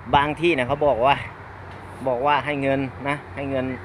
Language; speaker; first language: Thai; non-native, local second language; Northeastern Thai